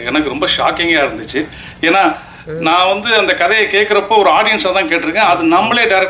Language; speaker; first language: Tamil; native; Tamil